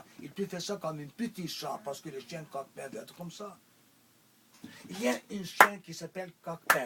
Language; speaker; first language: French; non-native, local second language; English